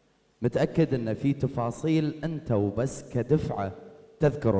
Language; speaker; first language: Arabic; native; Arabic